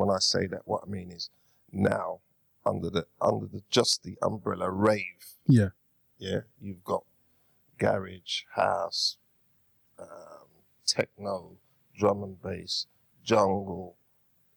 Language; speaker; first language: English; native; English